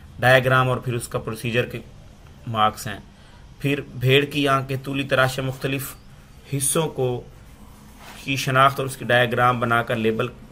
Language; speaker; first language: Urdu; non-native, local second language; Punjabi